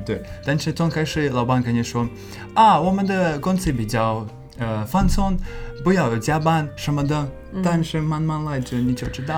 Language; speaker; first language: Chinese; non-native, learner; English